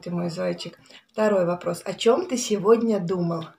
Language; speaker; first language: Russian; native; Russian